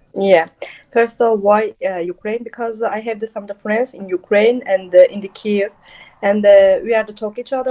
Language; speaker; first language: English; non-native, local second language; Turkish